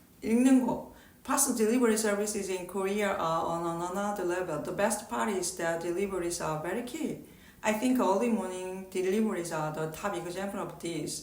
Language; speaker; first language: English; non-native, learner; Korean